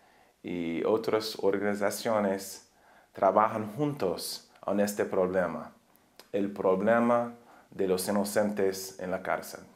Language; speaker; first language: Spanish; non-native, learner; English